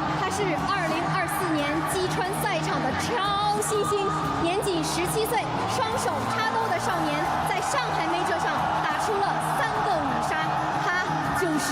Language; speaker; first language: Chinese; native; Chinese